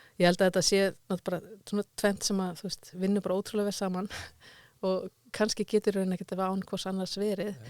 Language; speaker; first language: Icelandic; native; Icelandic